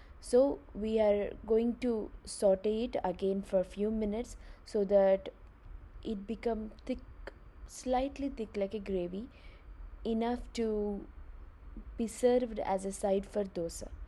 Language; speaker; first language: English; non-native, local second language; Telugu